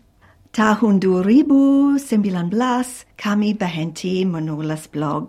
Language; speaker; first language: Indonesian; non-native, fluent; English